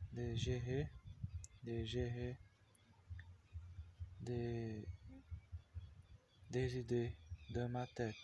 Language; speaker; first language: French; non-native, learner; Portuguese